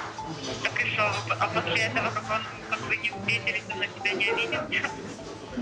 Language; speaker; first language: Russian; native; Russian